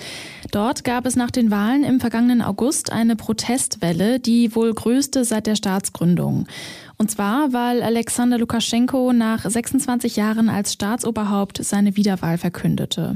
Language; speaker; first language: German; native; German